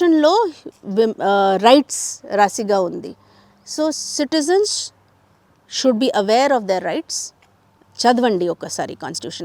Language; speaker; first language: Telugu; non-native, local second language; Hindi